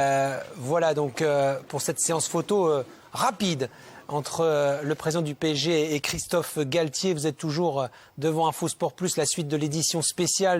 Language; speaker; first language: French; native; French